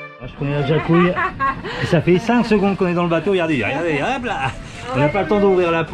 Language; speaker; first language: French; native; French